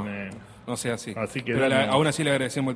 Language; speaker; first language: Spanish; native; Spanish